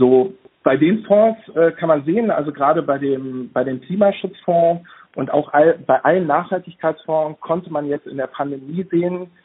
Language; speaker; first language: German; native; German